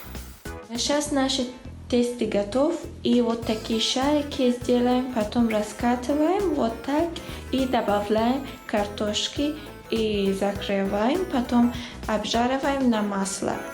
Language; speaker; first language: Russian; non-native, learner; Persian